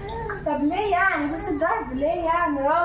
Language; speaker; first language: Arabic; native; Arabic